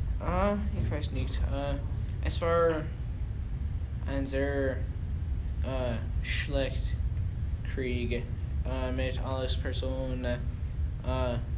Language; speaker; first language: German; non-native, learner; English